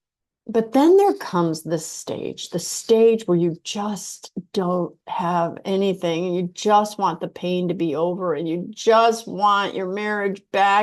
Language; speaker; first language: English; native; English